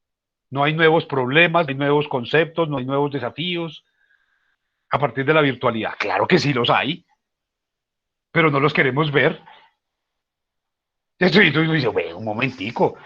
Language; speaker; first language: Spanish; native; Spanish